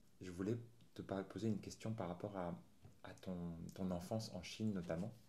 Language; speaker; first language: French; native; French